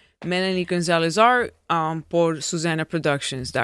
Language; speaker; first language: Spanish; early bilingual, heritage; English